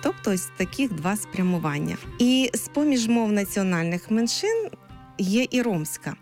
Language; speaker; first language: Ukrainian; native; Ukrainian